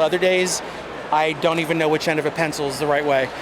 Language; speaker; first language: English; native; English